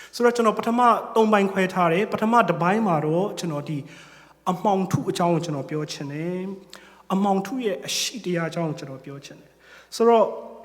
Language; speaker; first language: Burmese; non-native, local second language; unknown